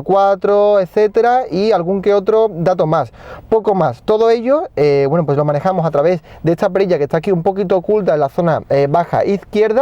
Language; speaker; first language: Spanish; native; Spanish